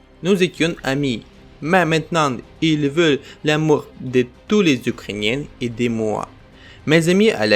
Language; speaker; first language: French; non-native, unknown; Ukrainian